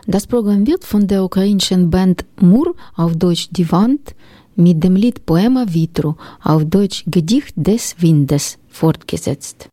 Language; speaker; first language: German; non-native, learner; Ukrainian